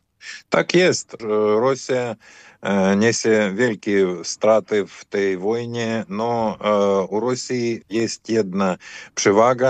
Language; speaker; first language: Polish; non-native, fluent; Ukrainian